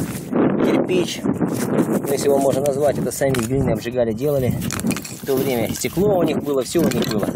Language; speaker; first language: Russian; native; Russian